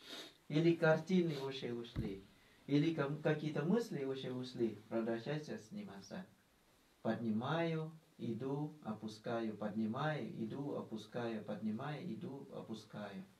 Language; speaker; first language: Russian; non-native, learner; Thai